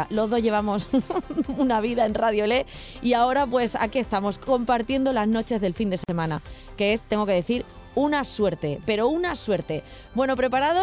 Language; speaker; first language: Spanish; native; Spanish